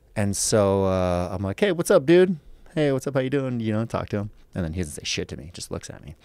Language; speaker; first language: English; native; English